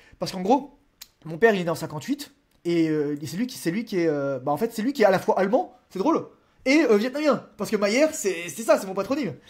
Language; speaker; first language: French; native; French